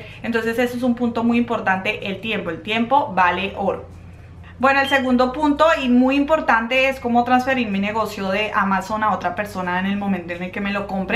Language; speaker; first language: Spanish; native; Spanish